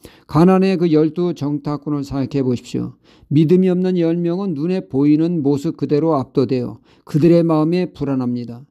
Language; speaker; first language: Korean; native; Korean